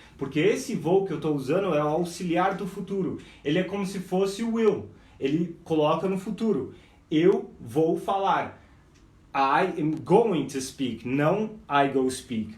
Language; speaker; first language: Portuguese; non-native, fluent; English